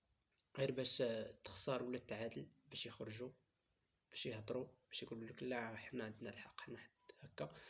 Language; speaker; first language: Arabic; native; Arabic